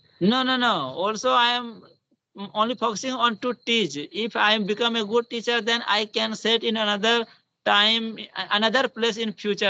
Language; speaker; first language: English; non-native, learner; Hindi